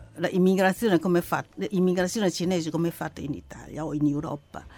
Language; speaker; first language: Italian; non-native, learner; Chinese